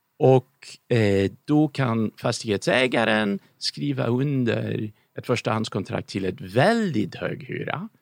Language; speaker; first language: Swedish; non-native, fluent; English